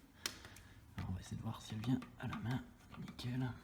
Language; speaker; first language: French; native; French